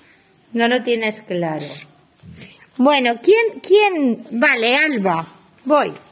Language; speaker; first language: Spanish; native; Spanish